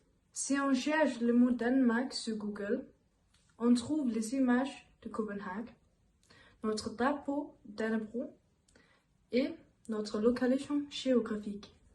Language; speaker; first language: French; non-native, learner; Danish